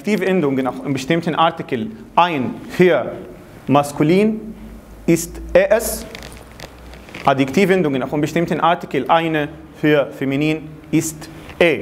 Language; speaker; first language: German; non-native, fluent; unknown